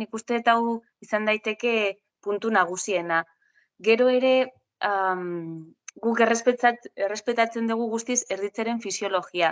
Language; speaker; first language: Basque; non-native, local second language; Spanish